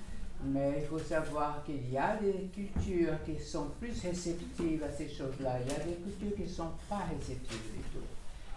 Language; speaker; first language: French; non-native, fluent; Portuguese